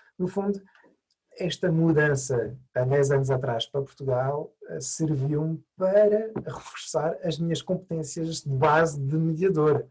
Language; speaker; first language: Portuguese; non-native, fluent; French